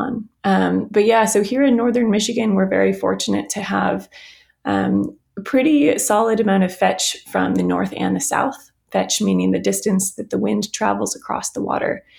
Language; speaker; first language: English; native; English